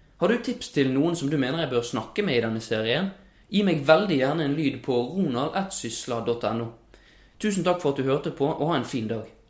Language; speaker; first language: Norwegian; native; Norwegian